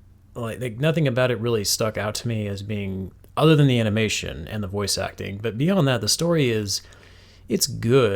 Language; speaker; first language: English; native; English